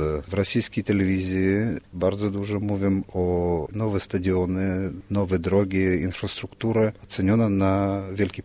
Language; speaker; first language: Polish; non-native, fluent; Russian